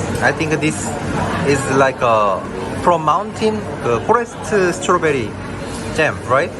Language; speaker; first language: English; non-native, learner; Korean